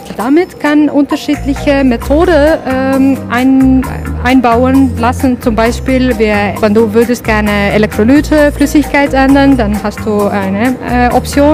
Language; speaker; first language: German; non-native, learner; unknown